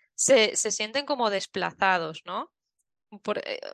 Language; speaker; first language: Spanish; native; Spanish